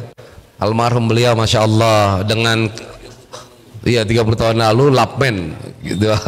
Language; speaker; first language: Indonesian; native; Indonesian